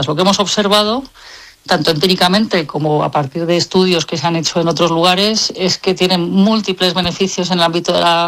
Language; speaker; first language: Spanish; native; Spanish